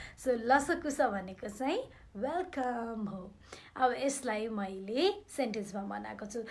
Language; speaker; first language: Nepali; non-native, local second language; Newari